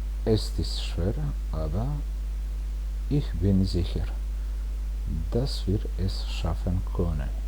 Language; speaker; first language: German; non-native, fluent; Bosnian